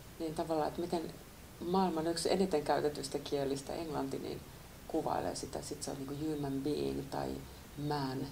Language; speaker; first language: Finnish; native; Finnish